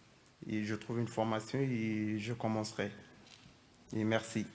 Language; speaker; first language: French; non-native, fluent; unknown